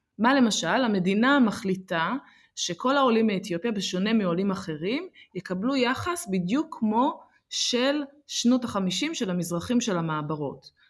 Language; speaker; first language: Hebrew; early bilingual, other home language; Amharic